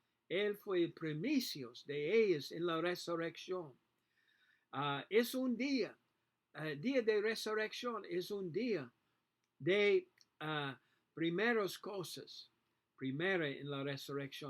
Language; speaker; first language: Spanish; non-native, learner; English